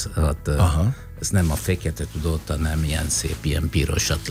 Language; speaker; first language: Hungarian; non-native, fluent; Italian